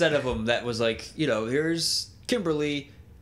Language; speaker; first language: English; native; English